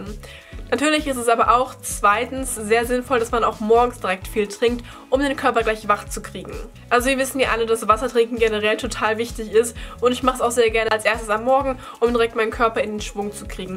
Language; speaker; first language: German; native; German